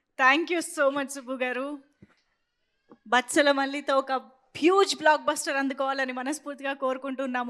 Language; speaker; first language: Telugu; native; Telugu